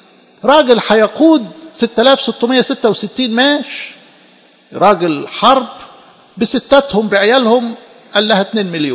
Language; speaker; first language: Arabic; native; Arabic